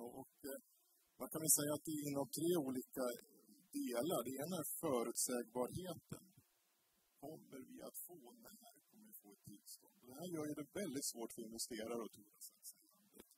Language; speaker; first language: Swedish; native; Swedish